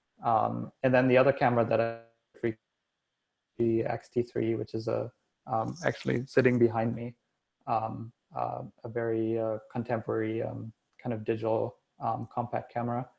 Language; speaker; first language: English; non-native, fluent; German